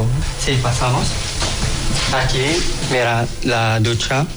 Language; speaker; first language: Spanish; non-native, learner; Arabic